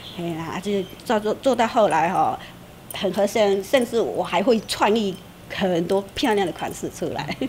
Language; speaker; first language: Chinese; native; Chinese